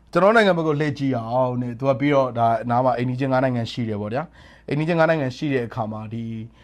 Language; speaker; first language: Burmese; non-native, local second language; Rohingya